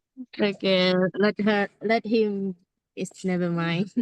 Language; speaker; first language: English; non-native, learner; Indonesian